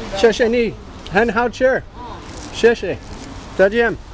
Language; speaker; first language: Chinese; non-native, learner; English